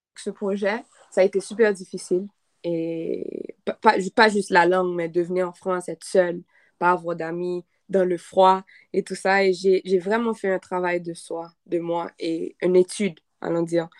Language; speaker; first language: French; non-native, local second language; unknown